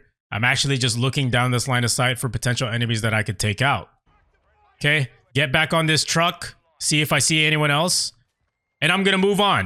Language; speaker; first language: English; native; English